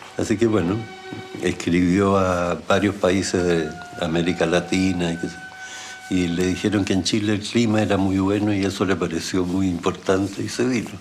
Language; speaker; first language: Spanish; early bilingual, other home language; German